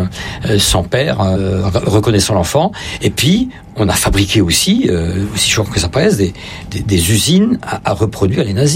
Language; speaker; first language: French; native; French